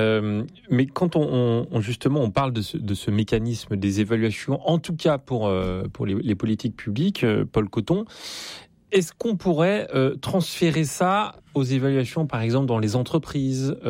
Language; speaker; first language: French; native; French